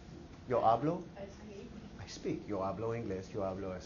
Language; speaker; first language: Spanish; non-native, fluent; English